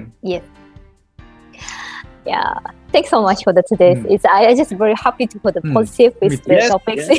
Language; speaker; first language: English; non-native, learner; Japanese